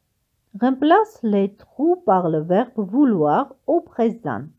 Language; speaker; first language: French; non-native, fluent; Armenian